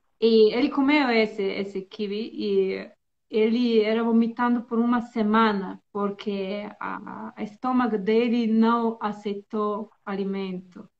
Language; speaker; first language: Portuguese; non-native, learner; Bosnian